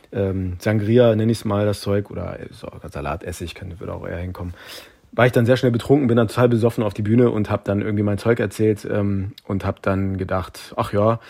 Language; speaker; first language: German; native; German